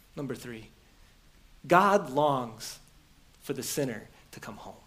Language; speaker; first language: English; native; English